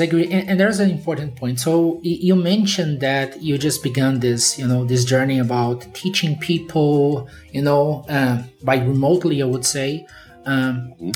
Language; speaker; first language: English; non-native, fluent; Portuguese